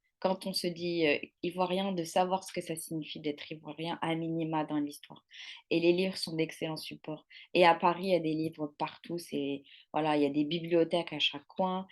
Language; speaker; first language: French; non-native, local second language; Arabic